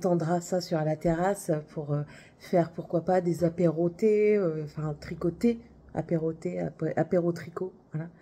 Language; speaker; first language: French; native; French